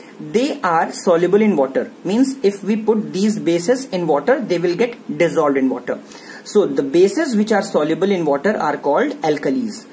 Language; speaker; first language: English; non-native, local second language; Hindi